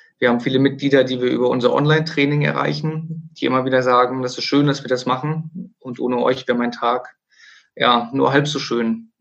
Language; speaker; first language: German; native; German